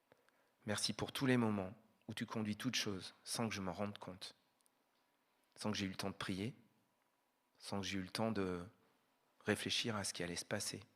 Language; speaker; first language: French; native; French